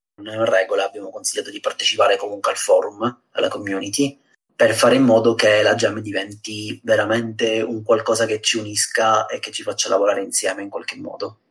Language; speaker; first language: Italian; native; Italian